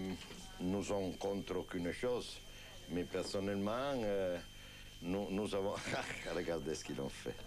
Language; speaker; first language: French; non-native, fluent; Italian